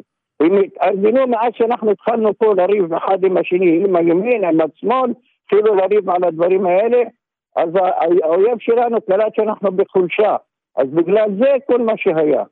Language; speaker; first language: Hebrew; non-native, local second language; Arabic